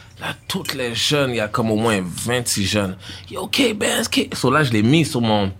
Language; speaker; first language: French; native; French